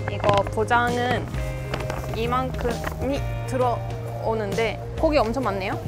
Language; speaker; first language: Korean; non-native, fluent; Italian